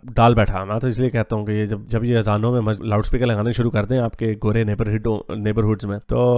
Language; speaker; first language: Urdu; native; Urdu